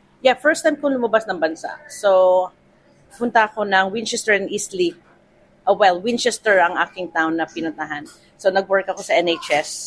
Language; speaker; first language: Filipino; native; Filipino